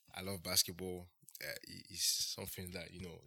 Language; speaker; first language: English; early bilingual, heritage; French